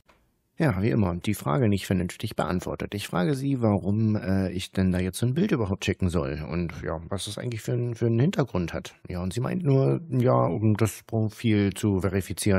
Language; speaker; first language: German; native; German